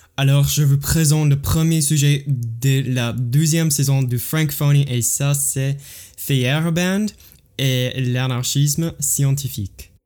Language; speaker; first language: French; non-native, learner; English